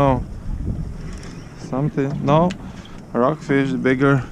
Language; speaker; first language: English; non-native, learner; Russian